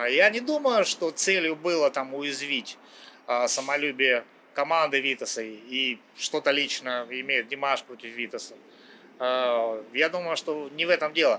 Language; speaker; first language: Russian; native; Russian